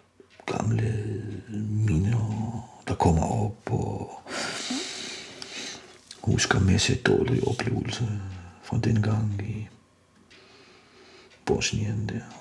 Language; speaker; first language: Danish; non-native, fluent; Bosnian